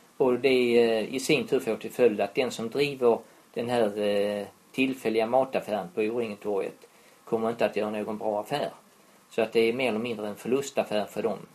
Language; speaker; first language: Swedish; native; Swedish